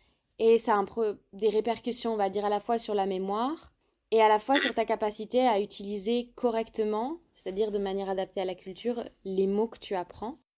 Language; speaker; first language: French; native; French